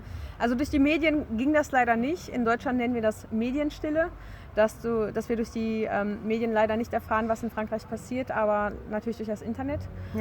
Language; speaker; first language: German; native; German